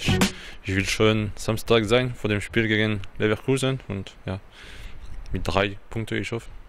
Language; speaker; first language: German; non-native, learner; French